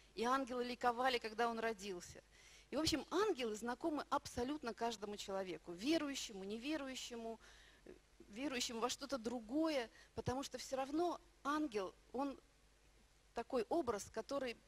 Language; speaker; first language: Russian; native; Russian